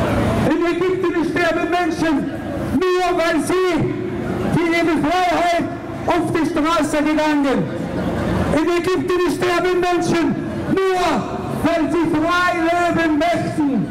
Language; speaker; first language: German; non-native, learner; Arabic